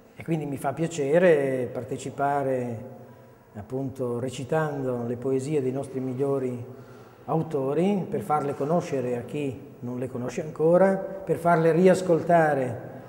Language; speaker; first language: Italian; non-native, local second language; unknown